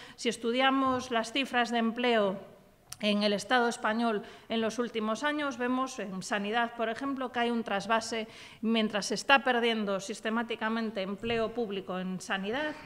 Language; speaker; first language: Spanish; native; Spanish